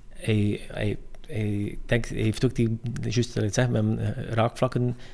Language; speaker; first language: Dutch; native; Dutch